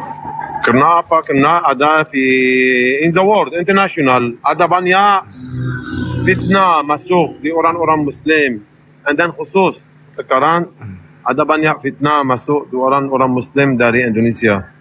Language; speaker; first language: Indonesian; non-native, learner; Arabic